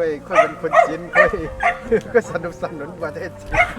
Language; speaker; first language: Thai; non-native, learner; Chinese